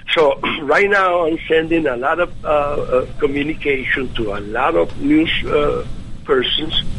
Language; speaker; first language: English; non-native, fluent; Spanish